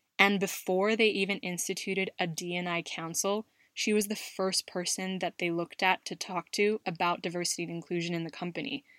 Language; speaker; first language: English; native; English